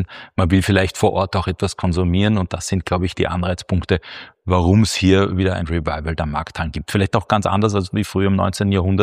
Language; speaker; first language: German; native; German